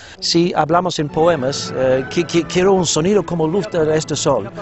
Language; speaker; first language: Spanish; non-native, fluent; English